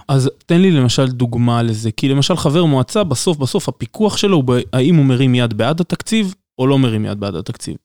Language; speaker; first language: Hebrew; native; Hebrew